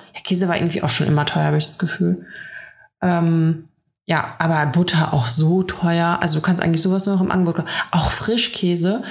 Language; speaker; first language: German; early bilingual, other home language; Russian